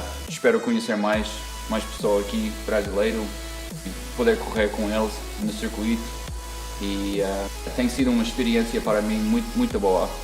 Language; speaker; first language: Portuguese; non-native, fluent; English